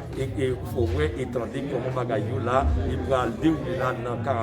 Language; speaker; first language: French; non-native, local second language; Haitian Creole